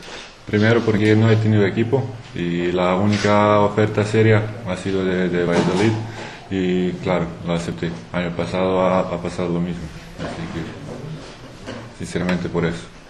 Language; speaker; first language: Spanish; non-native, fluent; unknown